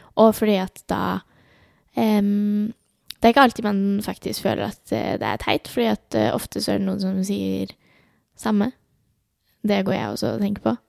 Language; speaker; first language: Norwegian; early bilingual, other home language; Urdu